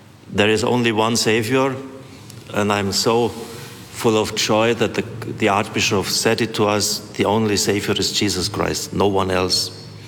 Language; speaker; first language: English; non-native, fluent; German